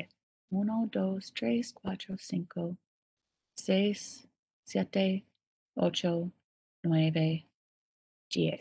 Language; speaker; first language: Spanish; non-native, learner; English